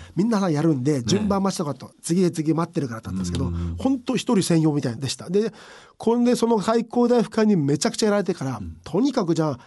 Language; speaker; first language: Japanese; native; Japanese